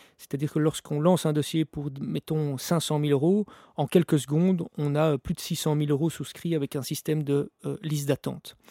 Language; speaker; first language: French; native; French